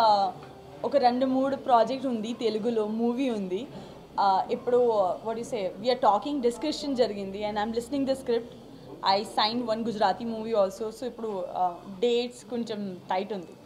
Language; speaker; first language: Telugu; non-native, learner; Gujarati